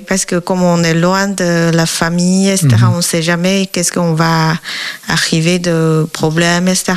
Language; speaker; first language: French; non-native, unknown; Chinese